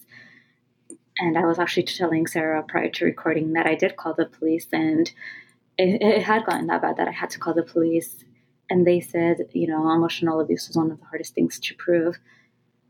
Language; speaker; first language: English; native; English